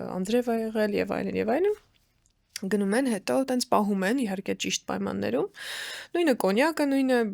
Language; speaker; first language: Armenian; early bilingual, heritage; Armenian